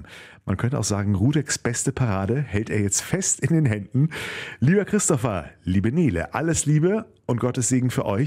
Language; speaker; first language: German; native; German